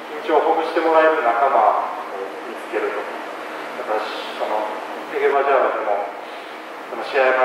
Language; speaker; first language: Japanese; native; Japanese